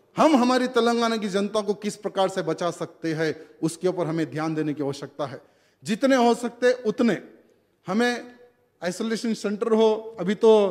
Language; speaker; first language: Hindi; non-native, local second language; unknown